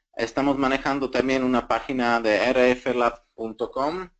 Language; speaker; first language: Spanish; non-native, fluent; Slovak